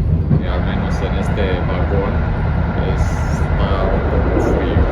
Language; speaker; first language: Spanish; non-native, fluent; German